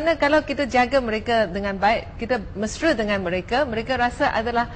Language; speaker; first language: Malay; non-native, local second language; Chinese